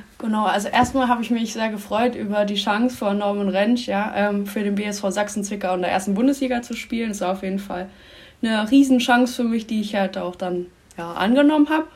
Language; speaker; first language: German; native; German